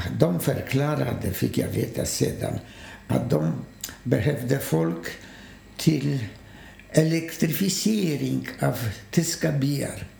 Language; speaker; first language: Swedish; non-native, fluent; Polish